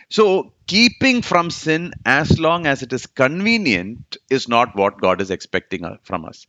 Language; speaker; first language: English; non-native, local second language; Malayalam